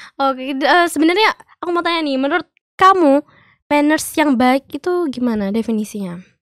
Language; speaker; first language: Indonesian; native; Indonesian